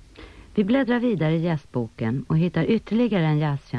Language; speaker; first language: Swedish; native; Swedish